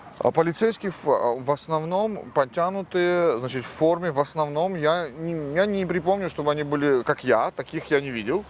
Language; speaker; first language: Russian; non-native, local second language; Georgian